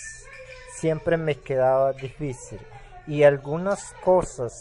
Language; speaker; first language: Spanish; non-native, local second language; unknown